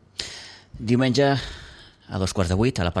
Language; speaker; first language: Catalan; native; Catalan